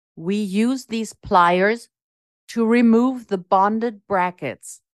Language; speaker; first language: English; non-native, fluent; German